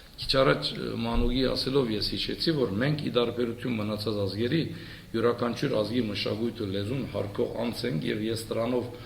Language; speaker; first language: Armenian; early bilingual, heritage; Armenian